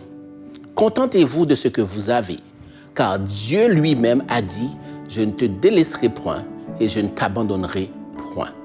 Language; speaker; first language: French; native; French